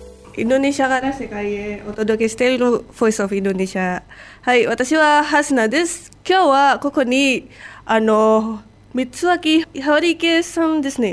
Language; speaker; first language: Japanese; non-native, fluent; Indonesian